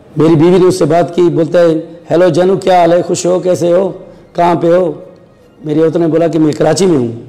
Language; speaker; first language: Urdu; non-native, local second language; Sindhi